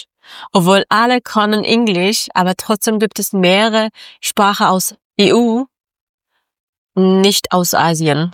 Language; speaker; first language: German; non-native, learner; Persian